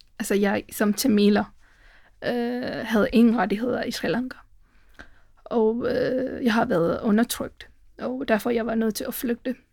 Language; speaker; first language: Danish; non-native, fluent; Tamil